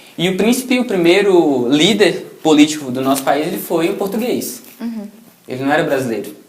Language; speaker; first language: Portuguese; native; Portuguese